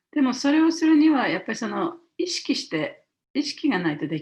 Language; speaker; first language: Japanese; native; Japanese